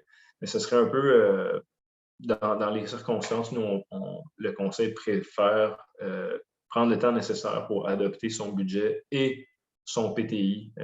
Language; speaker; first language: French; native; French